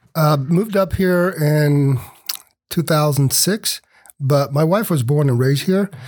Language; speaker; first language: English; early bilingual, other home language; Spanish